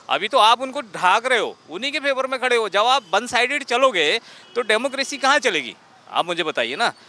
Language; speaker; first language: Hindi; native; Hindi